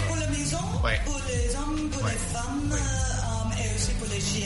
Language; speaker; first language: French; non-native, fluent; English